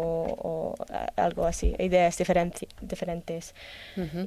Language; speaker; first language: Spanish; non-native, learner; English